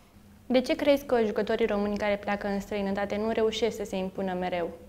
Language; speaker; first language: Romanian; native; Romanian